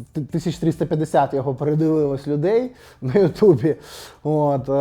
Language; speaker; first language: Ukrainian; native; Ukrainian